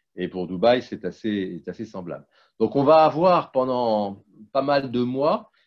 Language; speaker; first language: French; native; French